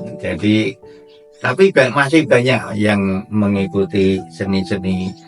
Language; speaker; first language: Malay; non-native, local second language; Javanese